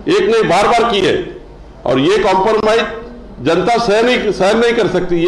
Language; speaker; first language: Hindi; non-native, local second language; Marathi